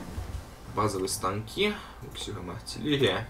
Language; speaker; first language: Russian; native; Russian